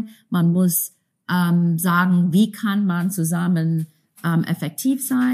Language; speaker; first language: German; non-native, fluent; English